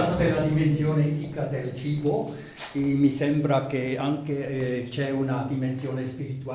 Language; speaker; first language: Italian; non-native, fluent; Spanish